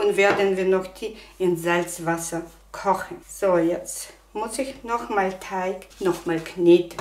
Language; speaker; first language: German; non-native, fluent; Russian